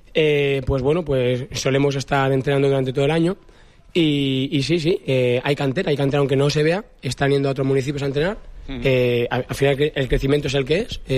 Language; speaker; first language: Spanish; native; Spanish